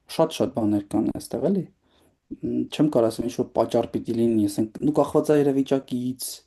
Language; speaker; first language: Armenian; native; Armenian